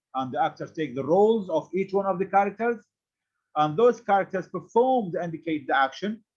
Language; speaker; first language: English; non-native, fluent; Arabic